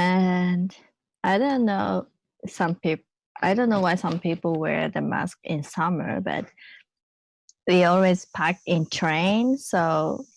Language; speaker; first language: English; non-native, learner; Japanese